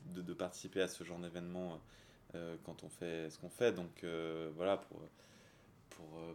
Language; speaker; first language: French; native; French